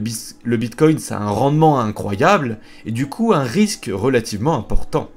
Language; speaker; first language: French; native; French